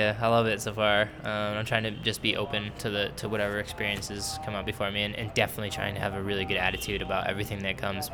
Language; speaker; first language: English; native; English